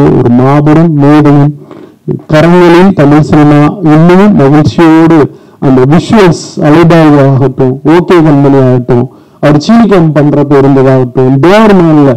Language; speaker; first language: Tamil; native; Tamil